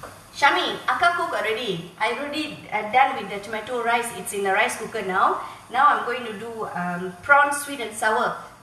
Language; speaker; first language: English; non-native, local second language; Tamil